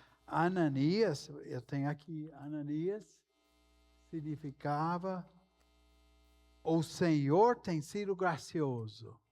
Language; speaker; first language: Portuguese; non-native, fluent; English